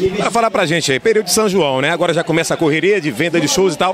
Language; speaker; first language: Portuguese; native; Portuguese